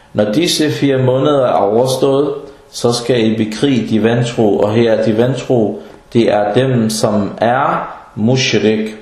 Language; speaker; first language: Danish; early bilingual, other home language; Arabic